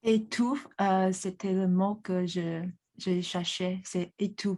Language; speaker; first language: French; non-native, fluent; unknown